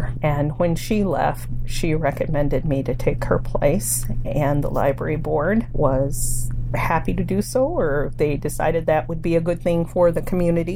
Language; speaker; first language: English; early bilingual, other home language; Spanish